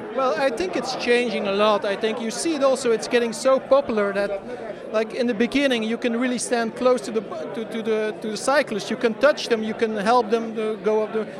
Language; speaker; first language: English; non-native, fluent; Dutch